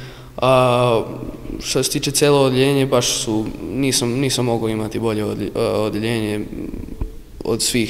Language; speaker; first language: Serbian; early bilingual, other home language; English